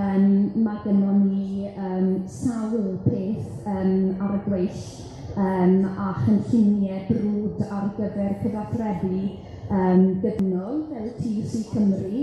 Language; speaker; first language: Welsh; native; Welsh